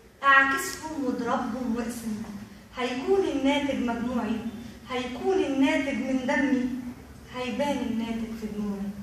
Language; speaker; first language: Arabic; native; Arabic